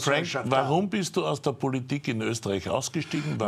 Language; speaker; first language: German; native; German